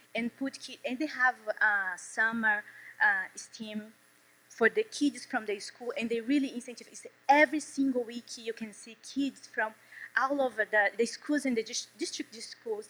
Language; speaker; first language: English; non-native, learner; Portuguese